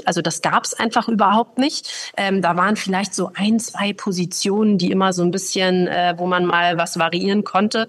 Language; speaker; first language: German; native; German